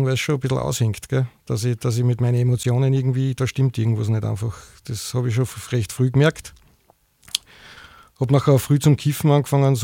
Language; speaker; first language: German; native; German